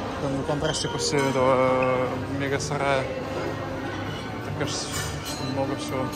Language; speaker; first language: Russian; native; Russian